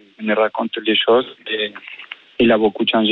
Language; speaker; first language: French; non-native, fluent; Spanish